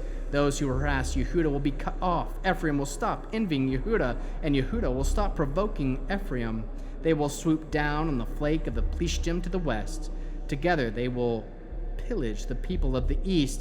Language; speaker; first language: English; native; English